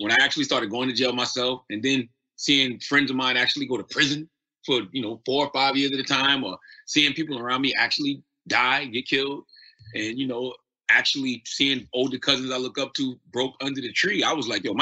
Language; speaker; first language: English; native; English